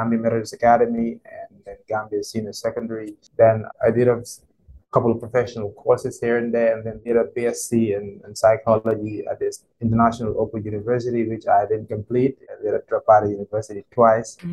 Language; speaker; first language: English; non-native, local second language; Krio